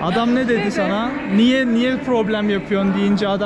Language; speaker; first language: Turkish; native; Turkish